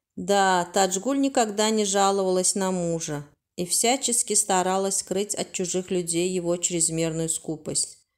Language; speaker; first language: Russian; non-native, local second language; Turkmen